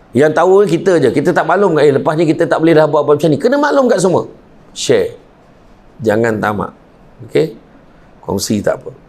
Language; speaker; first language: Malay; native; Malay